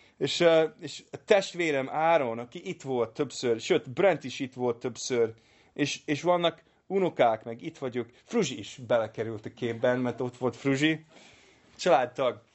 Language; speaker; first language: Hungarian; non-native, fluent; English